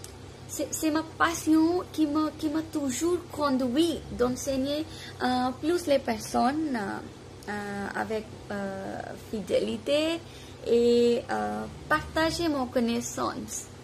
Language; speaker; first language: French; non-native, fluent; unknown